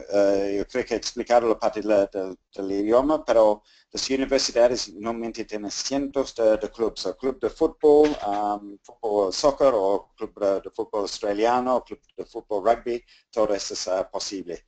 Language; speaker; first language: Spanish; non-native, fluent; English